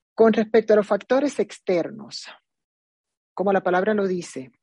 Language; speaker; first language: Spanish; native; Spanish